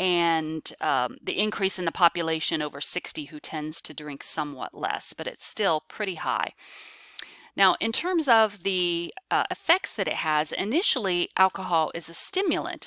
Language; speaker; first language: English; native; English